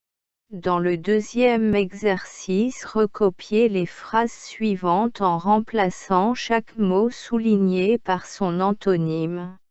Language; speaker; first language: French; non-native, local second language; Arabic